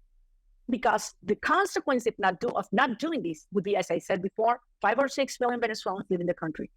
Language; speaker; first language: English; non-native, fluent; Spanish